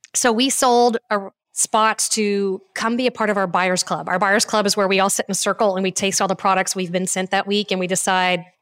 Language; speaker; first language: English; native; English